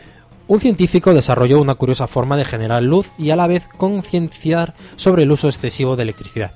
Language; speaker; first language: Spanish; native; Spanish